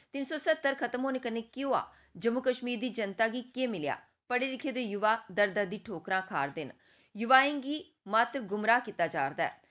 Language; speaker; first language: Punjabi; non-native, local second language; Dogri